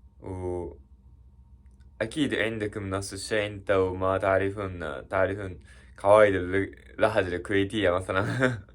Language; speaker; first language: Arabic; non-native, learner; Japanese